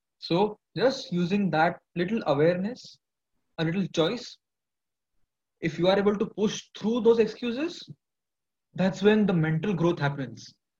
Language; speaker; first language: English; non-native, local second language; Hindi